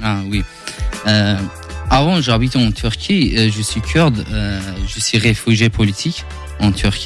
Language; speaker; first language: French; non-native, learner; Kurdish